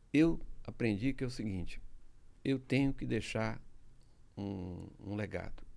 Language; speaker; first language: Portuguese; early bilingual, other home language; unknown